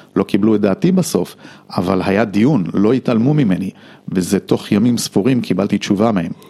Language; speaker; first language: Hebrew; non-native, fluent; English